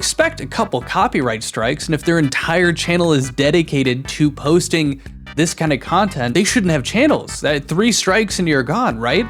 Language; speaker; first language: English; native; English